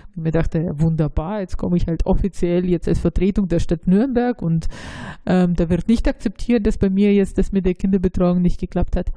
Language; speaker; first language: German; early bilingual, other home language; Russian